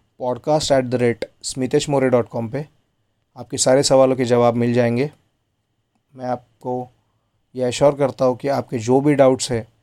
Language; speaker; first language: Hindi; non-native, local second language; Marathi